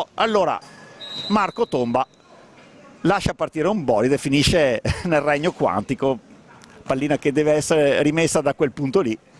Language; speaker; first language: Italian; native; Italian